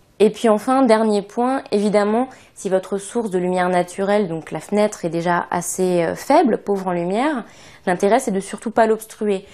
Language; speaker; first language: French; native; French